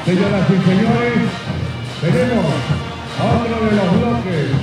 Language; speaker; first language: Spanish; native; Spanish